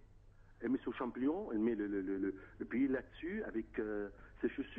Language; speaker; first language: French; non-native, fluent; Arabic